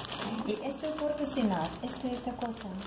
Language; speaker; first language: Spanish; non-native, learner; Russian